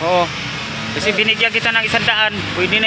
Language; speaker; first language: Filipino; non-native, local second language; Cebuano